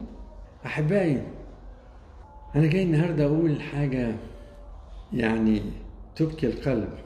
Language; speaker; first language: Arabic; native; Arabic